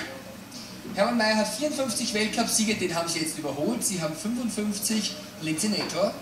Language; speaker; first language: German; native; German